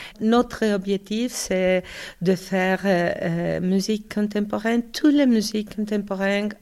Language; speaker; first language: French; non-native, learner; Spanish